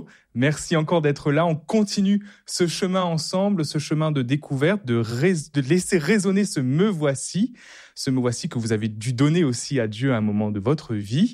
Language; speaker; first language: French; native; French